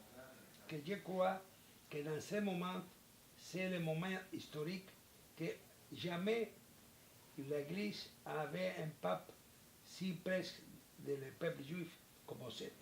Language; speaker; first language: French; non-native, learner; Spanish